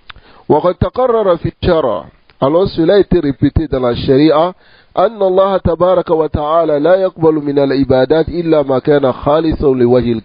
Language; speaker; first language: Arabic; non-native, fluent; Wolof